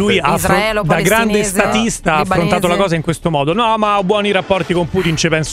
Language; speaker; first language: Italian; native; Italian